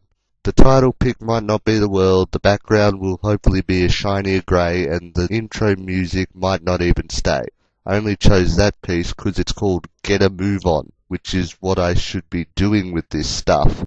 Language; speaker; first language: English; native; English